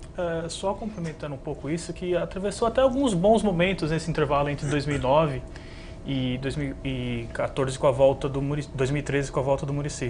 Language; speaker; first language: Portuguese; native; Portuguese